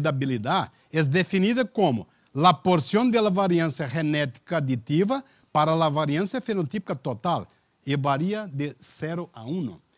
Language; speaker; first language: Spanish; non-native, learner; Portuguese